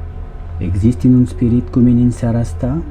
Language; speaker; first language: Romanian; non-native, learner; French